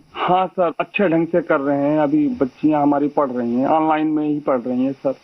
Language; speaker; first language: Hindi; native; Hindi